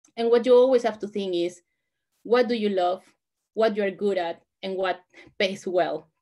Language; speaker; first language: English; non-native, fluent; Spanish